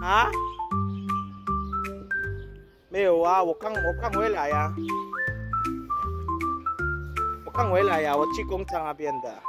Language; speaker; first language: Chinese; non-native, fluent; Filipino